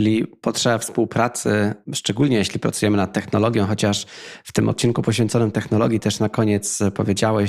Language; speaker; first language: Polish; native; Polish